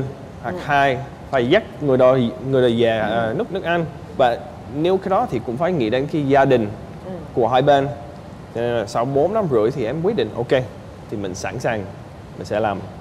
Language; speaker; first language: Vietnamese; non-native, fluent; English